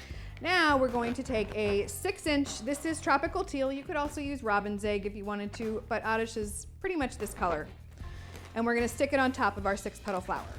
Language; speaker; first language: English; native; English